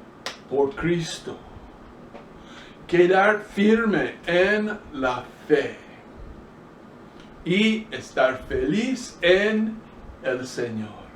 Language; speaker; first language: Spanish; non-native, fluent; English